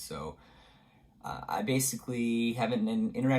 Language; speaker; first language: English; native; English